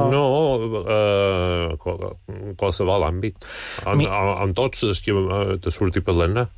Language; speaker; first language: Catalan; native; Catalan